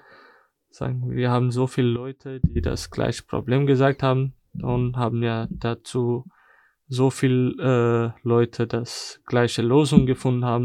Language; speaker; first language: German; non-native, fluent; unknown